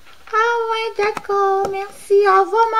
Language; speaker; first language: French; non-native, learner; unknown